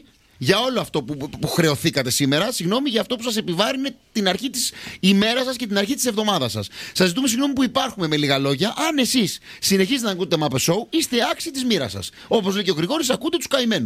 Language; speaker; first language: Greek; native; Greek